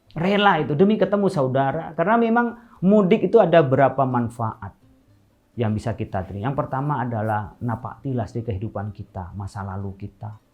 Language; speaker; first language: Indonesian; non-native, local second language; Madurese